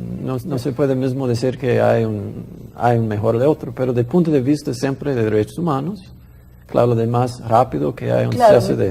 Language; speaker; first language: Spanish; non-native, fluent; English